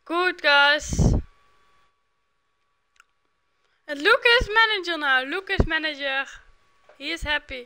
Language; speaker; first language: English; non-native, learner; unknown